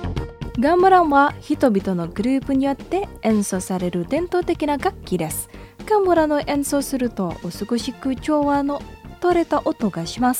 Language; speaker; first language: Japanese; non-native, fluent; Indonesian